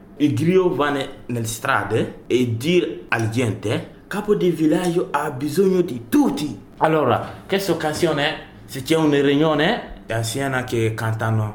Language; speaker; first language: Italian; non-native, learner; Bambara